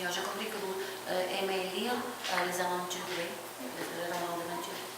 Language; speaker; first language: French; non-native, fluent; Ukrainian